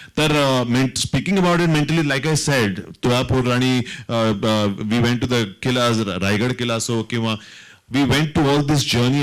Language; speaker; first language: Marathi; non-native, local second language; Hindi